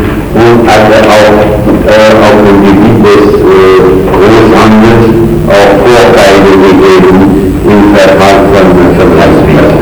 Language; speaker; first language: German; non-native, fluent; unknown